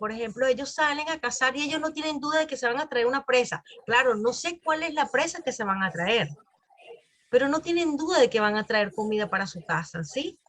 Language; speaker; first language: Spanish; native; Spanish